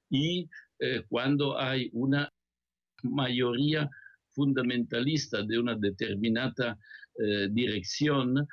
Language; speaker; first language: Spanish; non-native, fluent; Italian